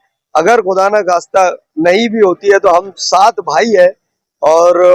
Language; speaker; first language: Hindi; native; Hindi